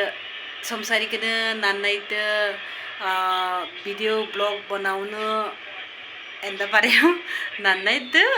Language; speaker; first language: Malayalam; non-native, learner; Bodo